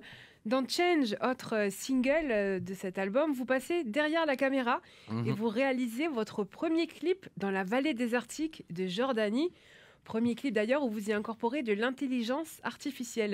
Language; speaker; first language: French; native; French